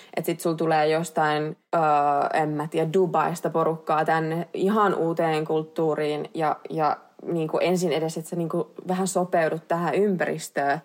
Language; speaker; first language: Finnish; native; Finnish